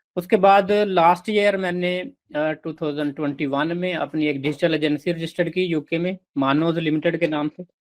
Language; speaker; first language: Urdu; non-native, local second language; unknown